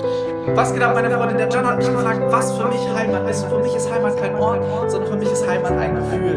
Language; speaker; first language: German; native; German